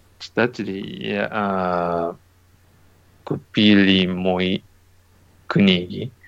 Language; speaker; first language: Russian; non-native, learner; Japanese